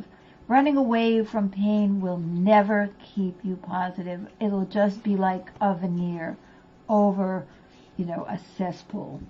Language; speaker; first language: English; native; English